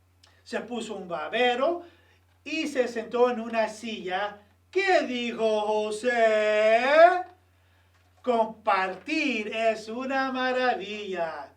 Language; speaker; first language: Spanish; early bilingual, other home language; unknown